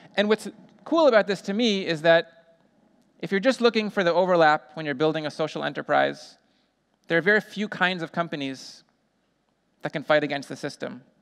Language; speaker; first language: English; native; English